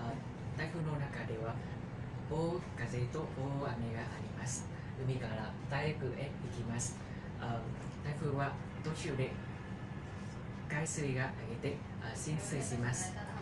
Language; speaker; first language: Japanese; non-native, learner; Vietnamese